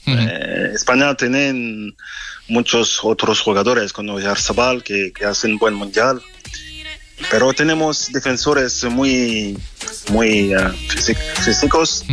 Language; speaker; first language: Spanish; non-native, fluent; French